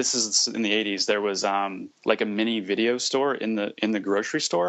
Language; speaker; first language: English; native; English